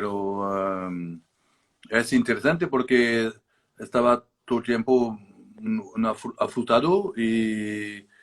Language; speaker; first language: Spanish; non-native, learner; French